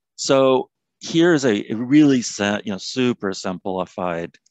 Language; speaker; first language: English; native; English